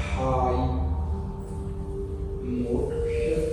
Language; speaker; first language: Vietnamese; non-native, fluent; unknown